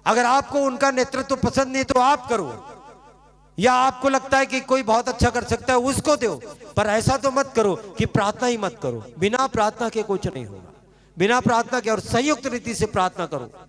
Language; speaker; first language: Hindi; non-native, local second language; Marathi